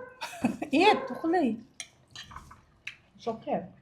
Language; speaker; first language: English; non-native, fluent; Filipino